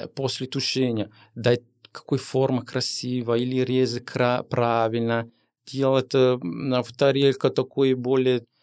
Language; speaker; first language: Russian; non-native, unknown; Italian